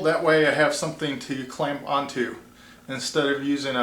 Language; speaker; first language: English; native; English